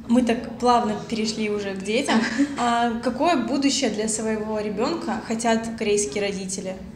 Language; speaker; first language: Russian; native; Russian